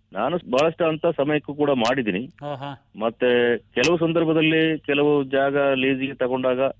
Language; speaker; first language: Kannada; early bilingual, other home language; Malayalam